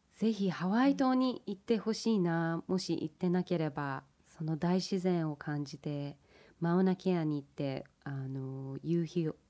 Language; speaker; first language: Japanese; early bilingual, heritage; English